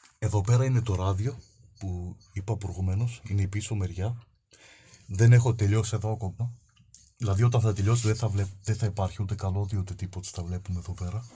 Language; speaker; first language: Greek; early bilingual, heritage; Greek